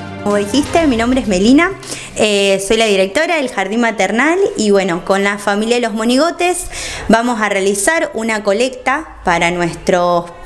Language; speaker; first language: Spanish; native; Spanish